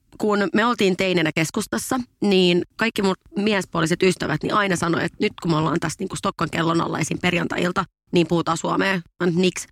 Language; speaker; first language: Finnish; non-native, local second language; Swedish